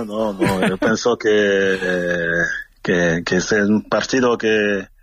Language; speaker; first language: Spanish; non-native, learner; French